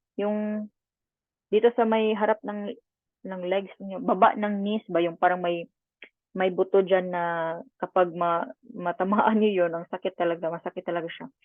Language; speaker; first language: Filipino; non-native, local second language; Cebuano